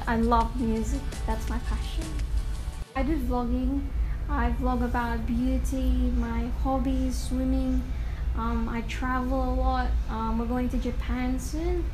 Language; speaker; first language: English; native; English